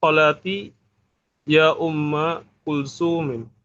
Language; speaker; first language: Arabic; non-native, learner; Indonesian